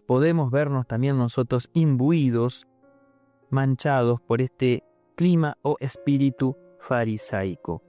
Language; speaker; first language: Spanish; native; Spanish